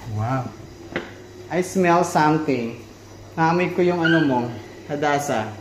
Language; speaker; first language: Filipino; native; Filipino